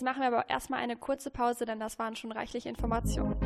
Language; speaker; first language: German; native; German